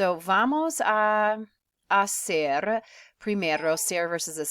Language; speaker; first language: Spanish; non-native, fluent; English